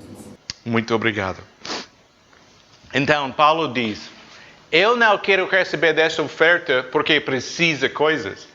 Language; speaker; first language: Portuguese; non-native, fluent; English